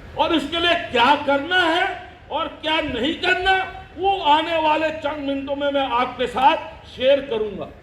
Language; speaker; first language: Hindi; early bilingual, other home language; Japanese